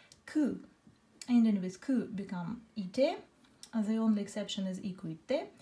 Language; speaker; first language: English; non-native, fluent; Russian